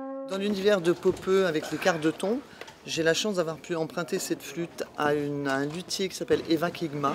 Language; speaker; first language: French; native; French